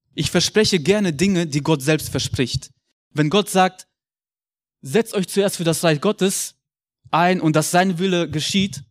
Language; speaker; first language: German; early bilingual, other home language; Russian